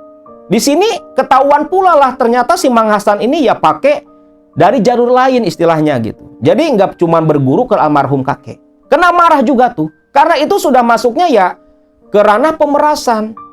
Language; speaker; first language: Indonesian; non-native, local second language; Sundanese